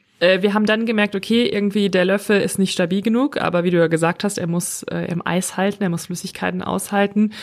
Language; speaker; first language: German; native; German